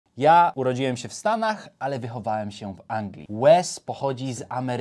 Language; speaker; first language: Polish; non-native, fluent; English